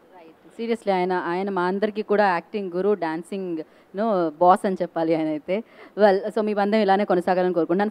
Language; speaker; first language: Telugu; native; Telugu